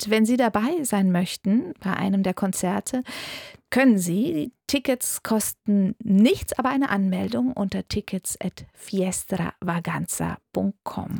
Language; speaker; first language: German; native; German